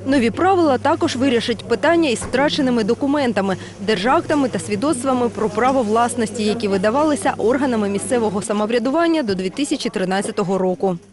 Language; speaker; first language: Ukrainian; native; Ukrainian